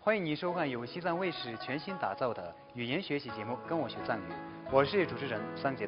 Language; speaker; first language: Chinese; non-native, local second language; Tibetan